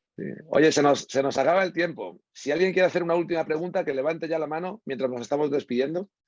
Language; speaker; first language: Spanish; native; Spanish